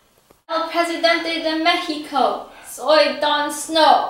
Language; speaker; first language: Spanish; non-native, learner; English